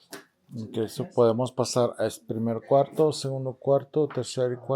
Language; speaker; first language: Spanish; early bilingual, heritage; Spanish